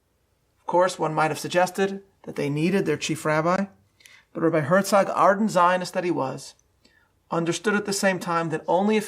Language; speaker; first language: English; native; English